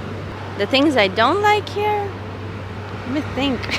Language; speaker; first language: English; non-native, fluent; Hebrew